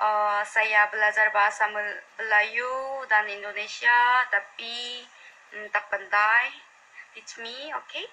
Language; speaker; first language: Indonesian; non-native, learner; Korean